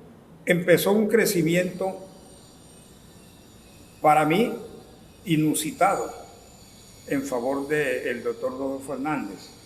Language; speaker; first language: Spanish; native; Spanish